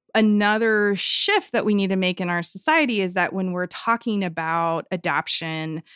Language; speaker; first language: English; native; English